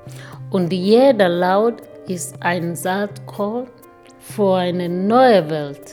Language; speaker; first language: German; non-native, fluent; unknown